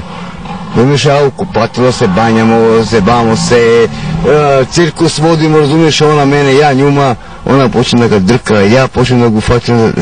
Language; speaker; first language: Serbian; non-native, local second language; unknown